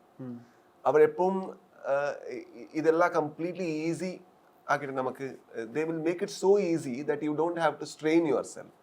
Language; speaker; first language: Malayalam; non-native, learner; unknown